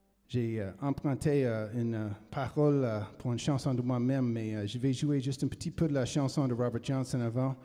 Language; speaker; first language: French; non-native, fluent; English